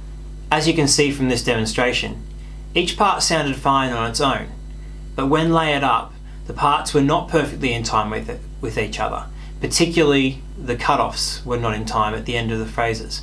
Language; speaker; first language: English; native; English